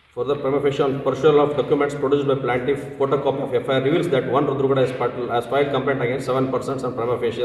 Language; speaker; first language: English; non-native, local second language; Kannada